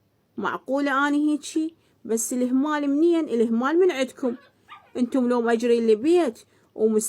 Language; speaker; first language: Arabic; native; Arabic